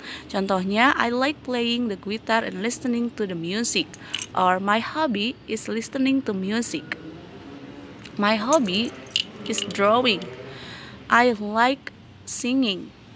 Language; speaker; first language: English; non-native, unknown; Indonesian